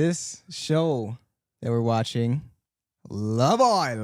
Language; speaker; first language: English; native; English